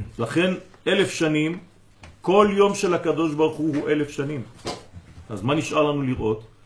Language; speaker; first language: Hebrew; non-native, fluent; French